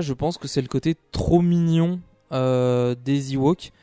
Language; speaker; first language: French; native; French